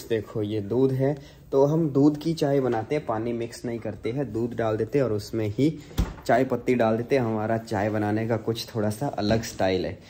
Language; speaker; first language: Hindi; native; Hindi